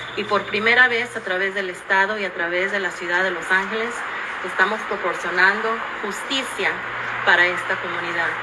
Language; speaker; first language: Spanish; early bilingual, other home language; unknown